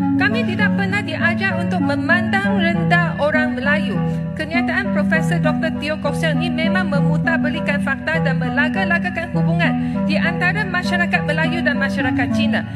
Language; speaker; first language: Malay; non-native, local second language; Chinese